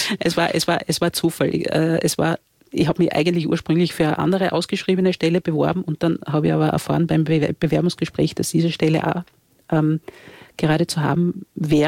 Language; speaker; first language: German; native; German